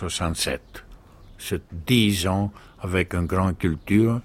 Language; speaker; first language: French; non-native, learner; Greek